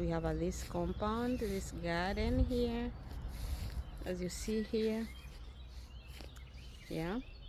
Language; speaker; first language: English; non-native, learner; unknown